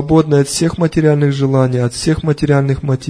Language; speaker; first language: Russian; native; Russian